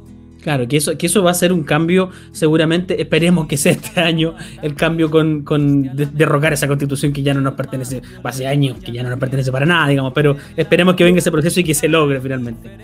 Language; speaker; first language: Spanish; native; Spanish